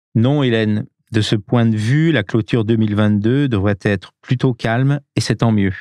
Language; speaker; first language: French; native; French